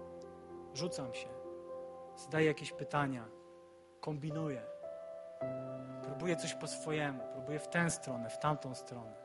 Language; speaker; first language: Polish; native; Polish